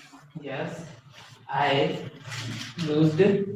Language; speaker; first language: English; non-native, learner; Hindi